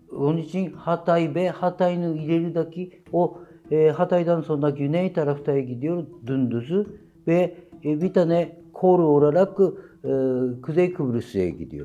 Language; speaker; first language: Turkish; non-native, fluent; Japanese